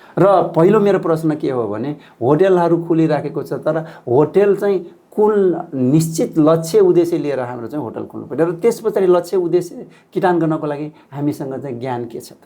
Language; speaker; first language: Nepali; non-native, local second language; Rana Tharu